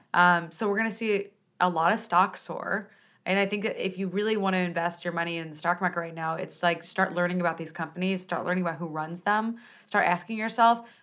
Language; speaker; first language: English; native; English